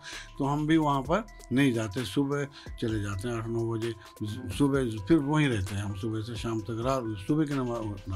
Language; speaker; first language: Hindi; native; Hindi